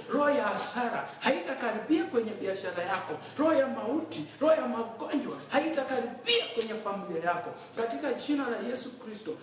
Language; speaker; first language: Swahili; native; Swahili